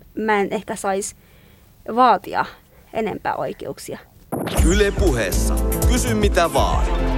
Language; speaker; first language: Finnish; non-native, fluent; Kurdish